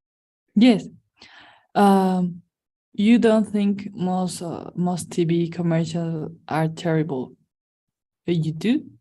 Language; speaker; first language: English; non-native, learner; Spanish